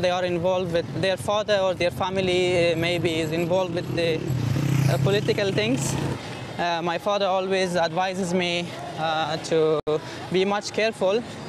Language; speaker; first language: English; non-native, fluent; Persian